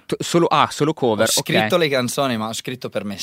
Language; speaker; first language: Italian; non-native, learner; English